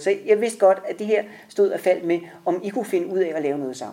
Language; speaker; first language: Danish; native; Danish